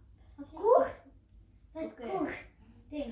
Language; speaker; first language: Mongolian; early bilingual, heritage; Mongolian